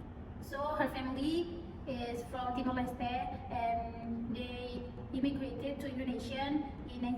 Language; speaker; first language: English; non-native, learner; Indonesian